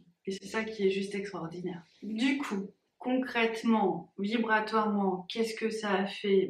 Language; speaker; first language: French; native; French